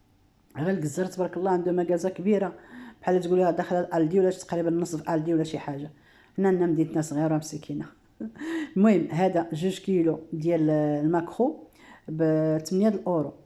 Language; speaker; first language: Arabic; native; Arabic